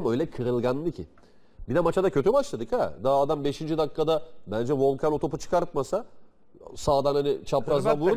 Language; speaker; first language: Turkish; native; Turkish